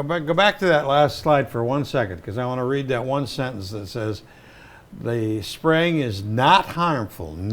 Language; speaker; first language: English; native; English